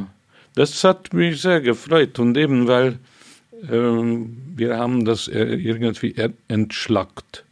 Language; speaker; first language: German; non-native, fluent; Hungarian